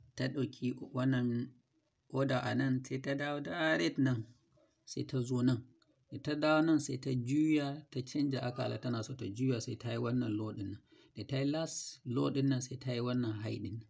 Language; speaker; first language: Hausa; non-native, local second language; Kanuri